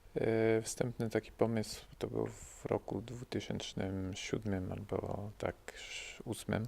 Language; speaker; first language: Polish; early bilingual, heritage; French